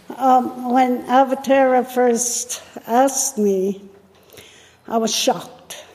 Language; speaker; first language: English; non-native, fluent; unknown